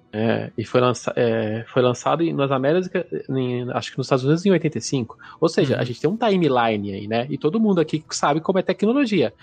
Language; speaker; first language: Portuguese; native; Portuguese